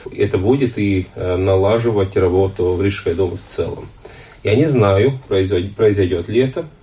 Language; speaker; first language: Russian; non-native, local second language; Latvian